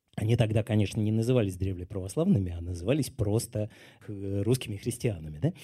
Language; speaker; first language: Russian; native; Russian